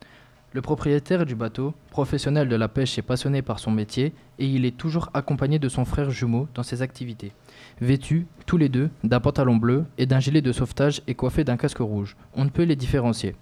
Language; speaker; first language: French; native; French